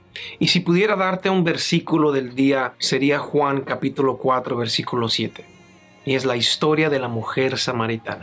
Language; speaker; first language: Spanish; native; Spanish